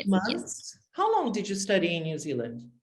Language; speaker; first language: English; non-native, fluent; Portuguese